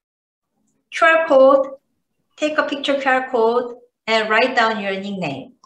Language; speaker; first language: English; non-native, learner; Korean